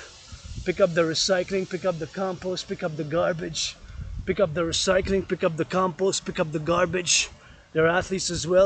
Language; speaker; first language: English; non-native, local second language; French